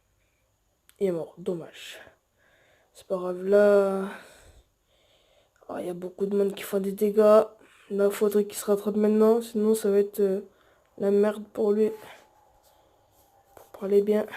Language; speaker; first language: French; native; French